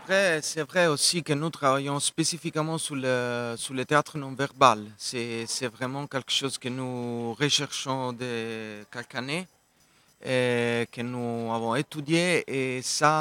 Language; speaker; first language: French; non-native, local second language; Italian